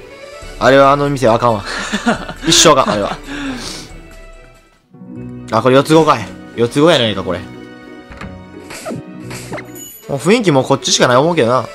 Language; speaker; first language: Japanese; native; Japanese